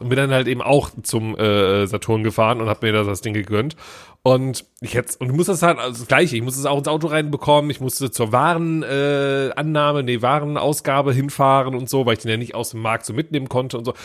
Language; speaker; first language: German; native; German